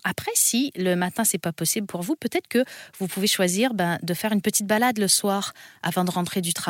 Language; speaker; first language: French; native; French